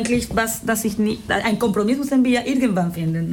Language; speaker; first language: German; non-native, fluent; Spanish